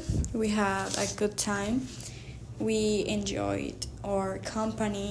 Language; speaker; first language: English; non-native, learner; Spanish